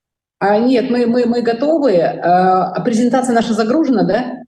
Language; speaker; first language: Russian; native; Russian